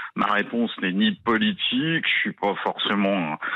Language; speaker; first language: French; native; French